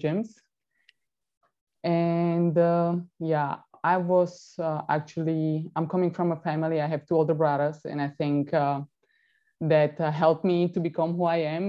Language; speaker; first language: English; non-native, fluent; Slovak